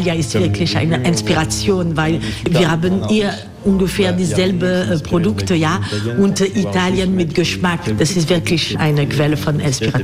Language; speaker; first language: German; non-native, fluent; French